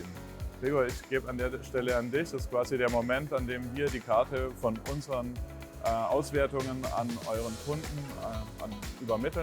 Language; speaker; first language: German; native; German